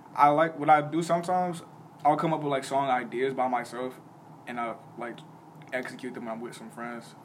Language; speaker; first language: English; native; English